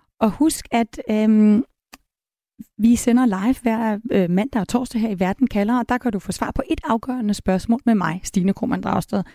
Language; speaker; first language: Danish; native; Danish